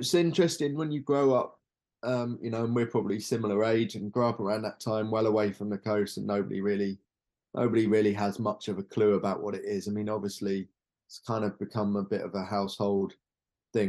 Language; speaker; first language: English; native; English